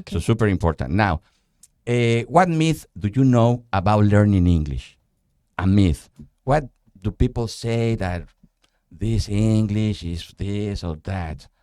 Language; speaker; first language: English; non-native, fluent; Spanish